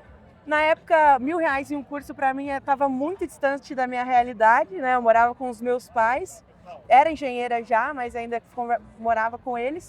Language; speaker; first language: Portuguese; native; Portuguese